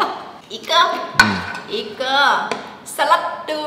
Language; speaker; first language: Korean; non-native, learner; Vietnamese